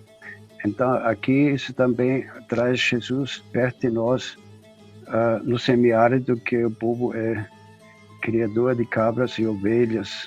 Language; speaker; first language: Portuguese; non-native, fluent; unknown